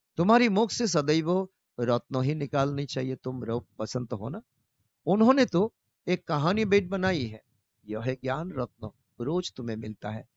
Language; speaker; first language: Hindi; non-native, local second language; Bangla